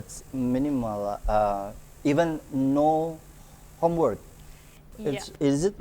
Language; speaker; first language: English; non-native, learner; Indonesian